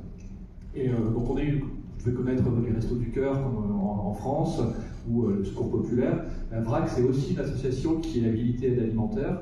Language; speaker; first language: French; native; French